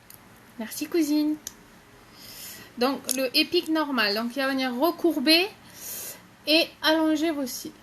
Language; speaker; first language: French; native; French